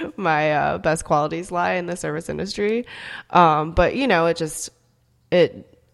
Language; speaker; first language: English; early bilingual, other home language; Korean